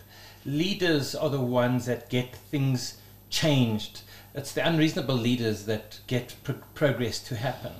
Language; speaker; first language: English; native; English